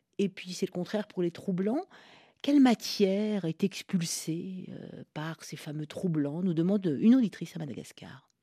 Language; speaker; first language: French; native; French